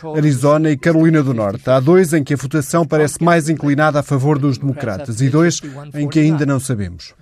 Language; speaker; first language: Portuguese; non-native, fluent; English